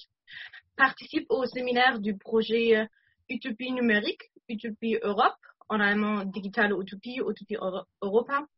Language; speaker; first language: French; non-native, fluent; German